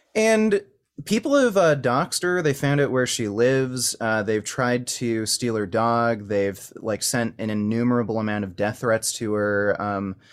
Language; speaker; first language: English; native; English